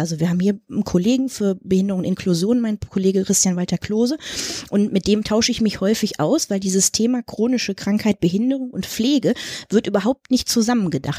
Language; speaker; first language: German; native; German